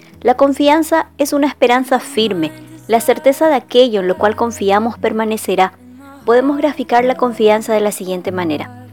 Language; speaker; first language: Spanish; native; Spanish